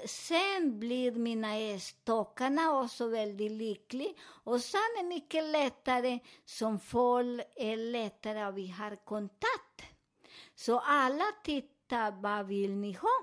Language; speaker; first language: Swedish; non-native, fluent; Spanish